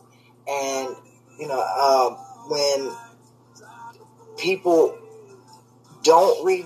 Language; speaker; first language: English; native; English